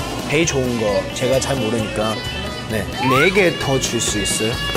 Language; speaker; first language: Korean; non-native, fluent; Cantonese